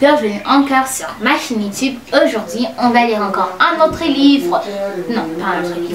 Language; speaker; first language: French; non-native, local second language; Kinyarwanda